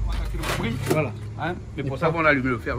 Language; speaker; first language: French; non-native, local second language; Réunion Creole French